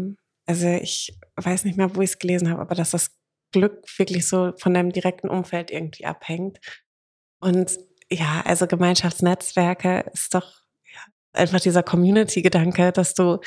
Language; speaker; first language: German; native; German